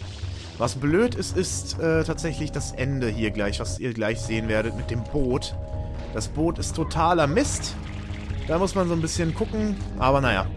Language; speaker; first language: German; native; German